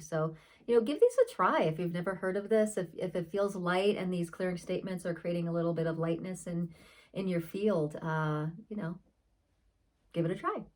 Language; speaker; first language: English; native; English